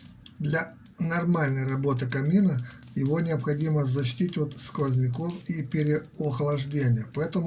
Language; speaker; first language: Russian; native; Russian